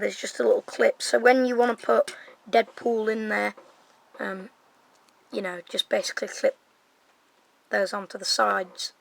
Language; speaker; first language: English; native; English